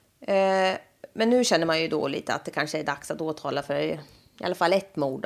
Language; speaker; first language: Swedish; native; Swedish